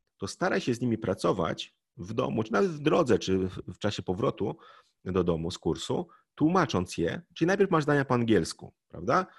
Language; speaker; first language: Polish; native; Polish